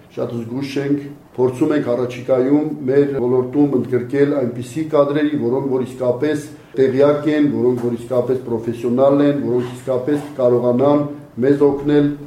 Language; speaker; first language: Armenian; native; Armenian